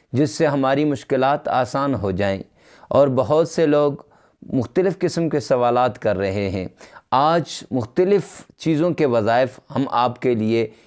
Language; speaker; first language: Urdu; native; Urdu